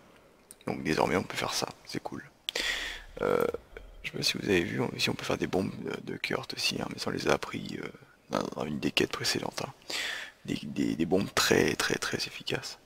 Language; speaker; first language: French; native; French